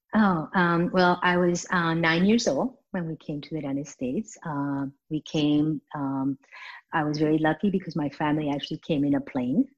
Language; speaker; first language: English; early bilingual, other home language; Spanish